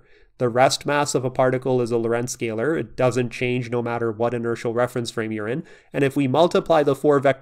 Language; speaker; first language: English; native; English